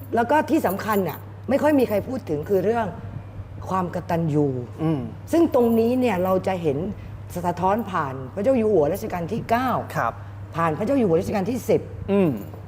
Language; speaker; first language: Thai; native; Thai